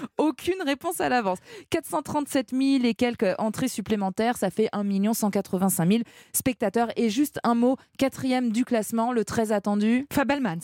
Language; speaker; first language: French; native; French